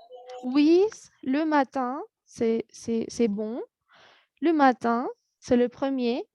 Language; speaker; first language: French; non-native, fluent; Spanish